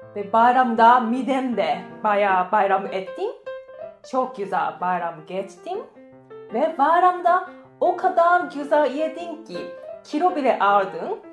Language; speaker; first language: Turkish; non-native, learner; Japanese